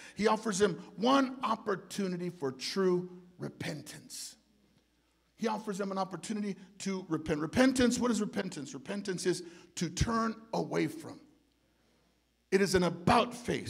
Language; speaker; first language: English; early bilingual, other home language; Spanish